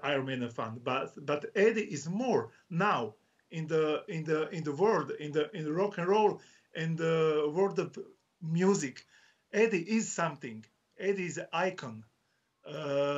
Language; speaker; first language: English; non-native, learner; Croatian